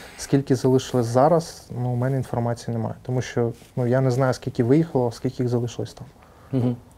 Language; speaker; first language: Ukrainian; non-native, local second language; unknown